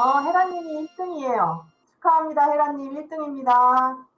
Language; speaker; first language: Korean; native; Korean